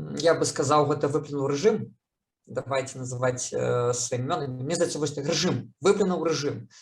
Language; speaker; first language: Belarusian; native; Belarusian